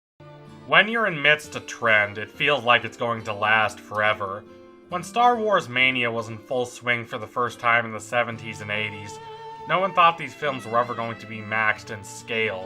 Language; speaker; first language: English; native; English